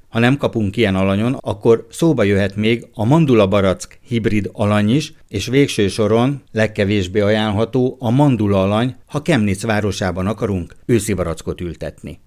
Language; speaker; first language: Hungarian; native; Hungarian